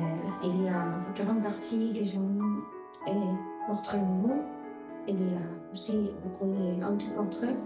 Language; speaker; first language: French; non-native, fluent; Spanish